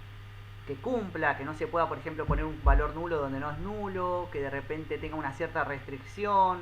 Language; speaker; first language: Spanish; native; Spanish